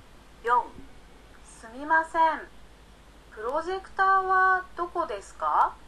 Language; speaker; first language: Japanese; non-native, learner; Indonesian